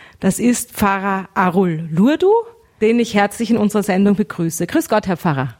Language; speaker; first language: German; native; German